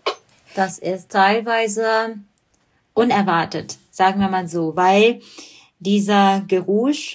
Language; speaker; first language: German; non-native, fluent; Burmese